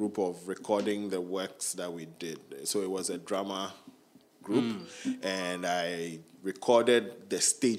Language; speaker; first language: English; non-native, local second language; Akan